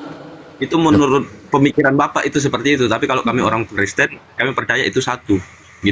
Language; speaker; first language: Indonesian; native; Indonesian